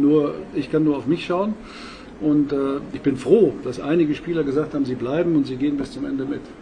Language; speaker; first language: German; native; German